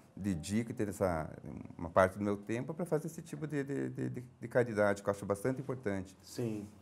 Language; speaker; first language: Portuguese; native; Portuguese